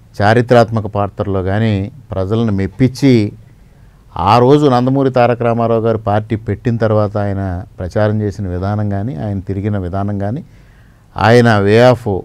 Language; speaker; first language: Telugu; native; Telugu